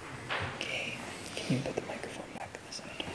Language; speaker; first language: English; native; English